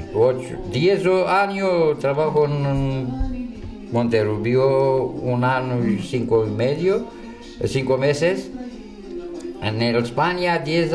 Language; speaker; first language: Spanish; non-native, learner; Romanian